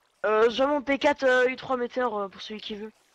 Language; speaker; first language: French; native; French